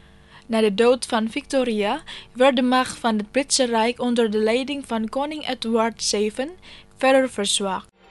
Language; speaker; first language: Dutch; non-native, fluent; Indonesian